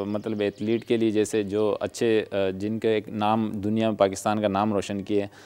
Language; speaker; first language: Urdu; non-native, local second language; Pashto